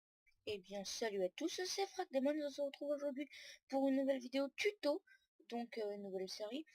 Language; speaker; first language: French; native; French